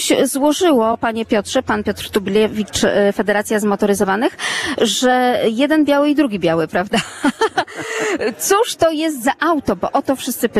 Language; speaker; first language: Polish; native; Polish